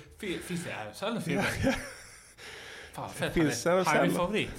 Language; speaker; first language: Swedish; native; Swedish